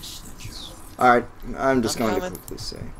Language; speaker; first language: English; native; English